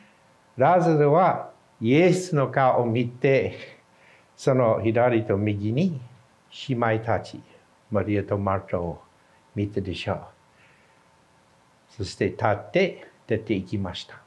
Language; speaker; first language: Japanese; non-native, fluent; English